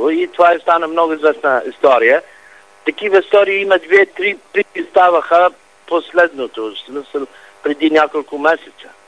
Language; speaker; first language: Bulgarian; non-native, fluent; Arabic